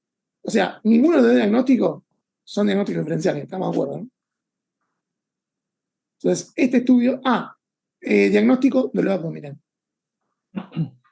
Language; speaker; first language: Spanish; native; Spanish